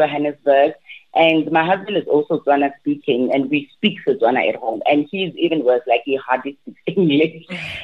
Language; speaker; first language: English; non-native, local second language; Tswana